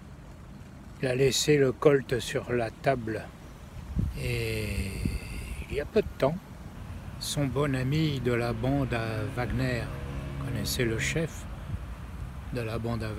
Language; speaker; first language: French; native; French